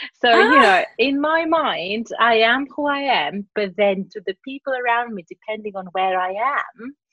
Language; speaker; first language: English; non-native, fluent; Greek